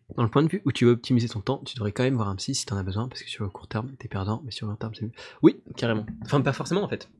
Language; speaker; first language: French; native; French